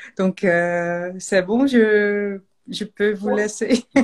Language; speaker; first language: French; non-native, learner; Dutch